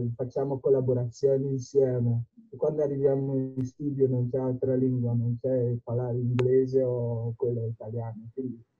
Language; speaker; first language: Italian; non-native, fluent; Akan